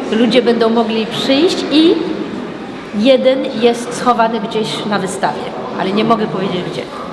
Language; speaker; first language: Polish; early bilingual, heritage; French